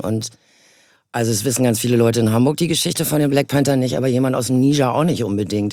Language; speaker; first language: German; native; German